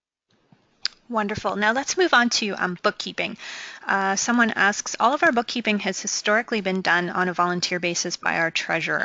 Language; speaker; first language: English; native; English